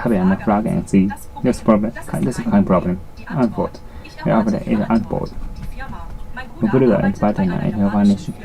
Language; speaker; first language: German; non-native, learner; Japanese